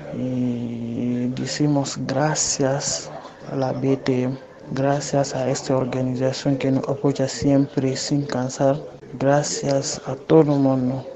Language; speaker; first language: Spanish; non-native, learner; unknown